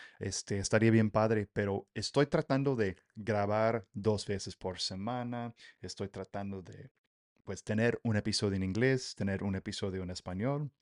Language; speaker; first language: Spanish; non-native, fluent; English